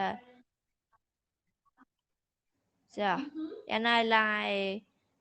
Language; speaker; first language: English; non-native, learner; Vietnamese